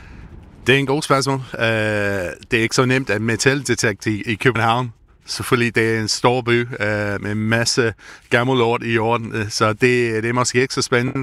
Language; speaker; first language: Danish; non-native, fluent; English